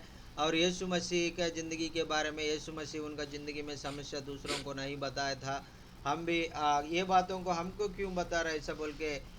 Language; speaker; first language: Hindi; non-native, local second language; Telugu